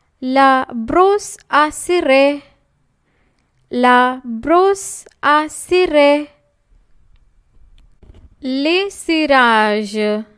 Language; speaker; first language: French; non-native, fluent; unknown